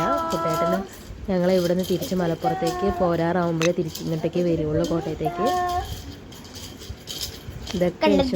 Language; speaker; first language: Malayalam; native; Malayalam